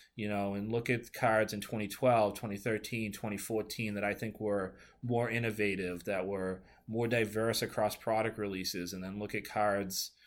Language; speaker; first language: English; native; English